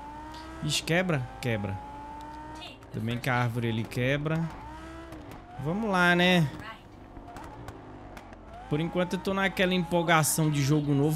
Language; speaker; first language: Portuguese; native; Portuguese